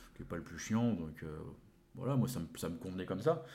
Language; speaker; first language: French; native; French